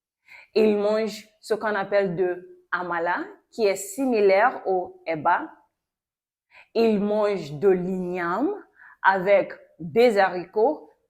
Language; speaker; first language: French; non-native, local second language; Yoruba